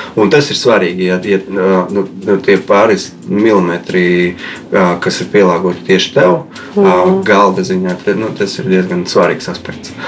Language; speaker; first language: Latvian; non-native, local second language; Russian